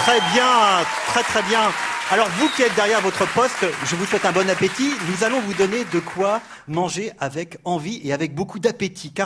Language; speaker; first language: French; native; French